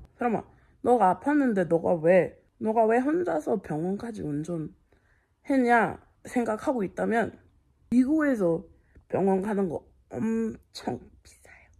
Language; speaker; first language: Korean; non-native, fluent; English